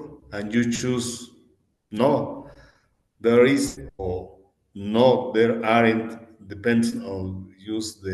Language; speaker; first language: English; non-native, learner; Spanish